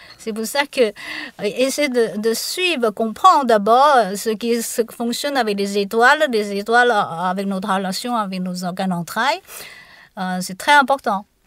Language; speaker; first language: French; non-native, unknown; Chinese